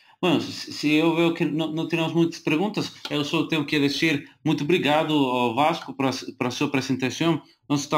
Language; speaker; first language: Portuguese; non-native, learner; Spanish